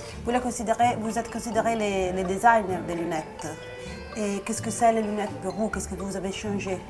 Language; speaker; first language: French; non-native, learner; Italian